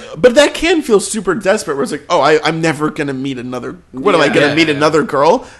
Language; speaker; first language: English; native; English